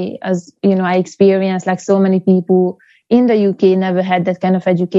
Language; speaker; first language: English; non-native, fluent; Hungarian